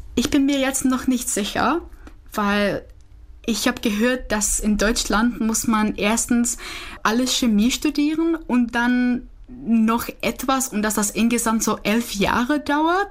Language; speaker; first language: German; non-native, fluent; Czech